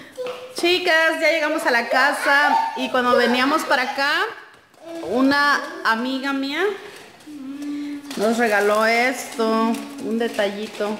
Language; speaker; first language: Spanish; native; Spanish